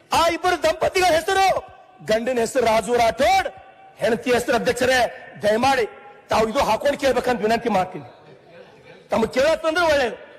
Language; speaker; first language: Kannada; native; Kannada